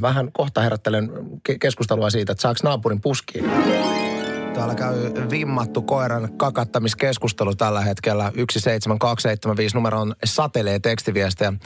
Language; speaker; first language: Finnish; native; Finnish